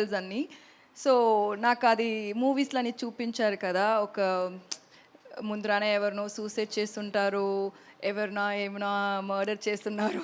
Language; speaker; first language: Telugu; non-native, learner; Tamil